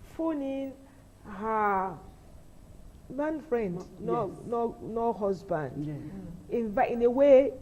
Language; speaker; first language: English; non-native, local second language; Yoruba